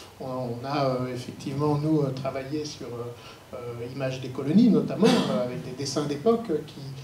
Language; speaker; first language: French; native; French